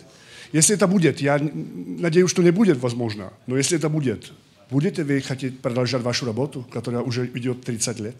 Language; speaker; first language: Russian; non-native, fluent; Czech